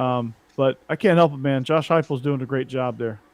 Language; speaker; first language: English; native; English